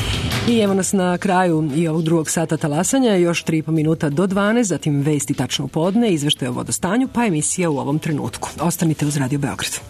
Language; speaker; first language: Serbian; native; Serbian